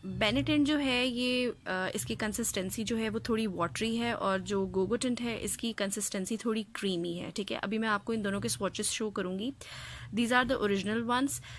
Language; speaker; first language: Urdu; native; Urdu